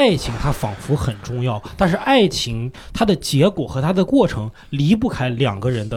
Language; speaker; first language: Chinese; native; Chinese